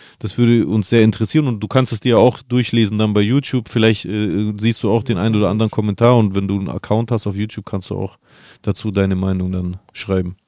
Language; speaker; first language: German; early bilingual, other home language; Greek